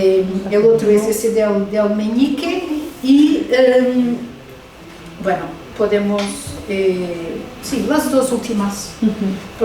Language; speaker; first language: Spanish; non-native, fluent; Portuguese